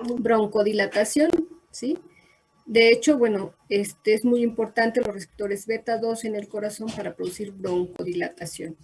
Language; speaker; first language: Spanish; native; Spanish